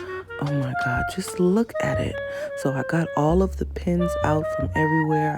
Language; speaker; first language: English; native; English